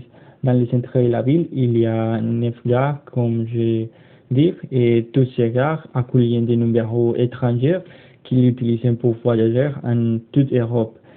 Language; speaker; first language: French; non-native, learner; Spanish